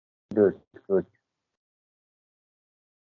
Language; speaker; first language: English; non-native, learner; Hindi